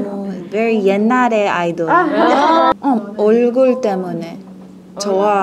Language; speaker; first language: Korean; early bilingual, heritage; English